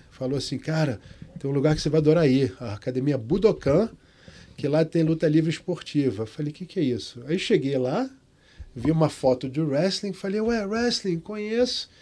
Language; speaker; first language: Portuguese; non-native, fluent; Arabic